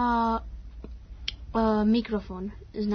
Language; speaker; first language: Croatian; early bilingual, heritage; Croatian